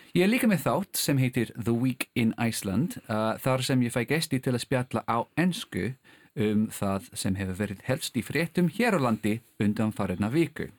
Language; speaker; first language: Icelandic; non-native, fluent; English